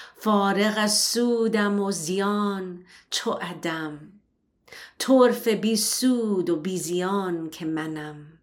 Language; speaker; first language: Persian; early bilingual, heritage; Persian